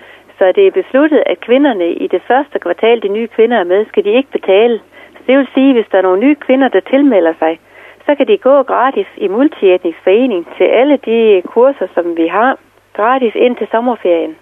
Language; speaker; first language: Danish; native; Danish